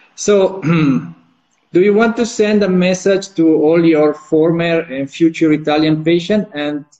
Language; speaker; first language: English; non-native, fluent; Italian